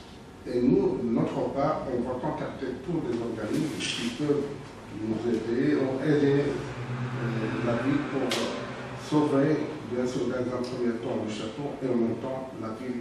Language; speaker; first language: French; non-native, local second language; Arabic